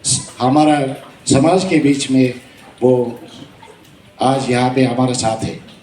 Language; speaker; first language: Hindi; non-native, local second language; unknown